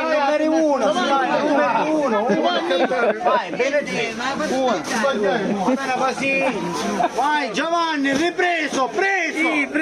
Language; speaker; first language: Italian; native; Italian